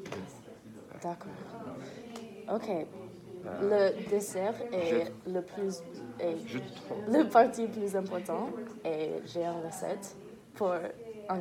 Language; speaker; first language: French; non-native, learner; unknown